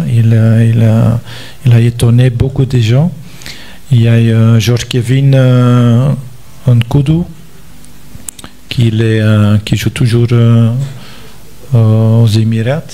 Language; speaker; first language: French; non-native, local second language; Dutch